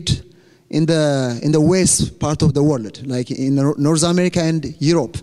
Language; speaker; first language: English; non-native, fluent; Amharic